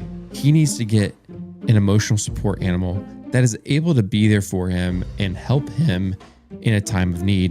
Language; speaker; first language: English; native; English